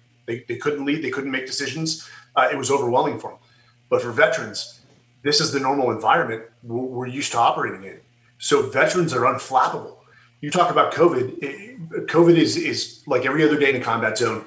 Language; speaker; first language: English; native; English